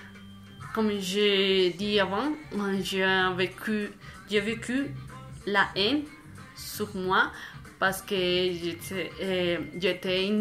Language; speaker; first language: French; non-native, fluent; Spanish